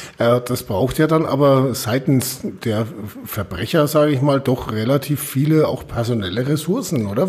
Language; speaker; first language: German; native; German